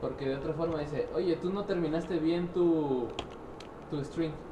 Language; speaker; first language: Spanish; native; Spanish